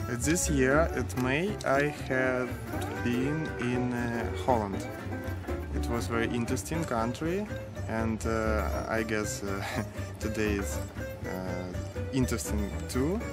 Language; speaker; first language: English; non-native, learner; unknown